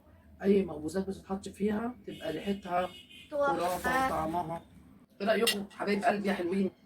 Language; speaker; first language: Arabic; native; Arabic